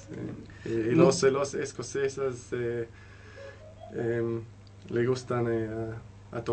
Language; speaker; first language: Spanish; non-native, learner; English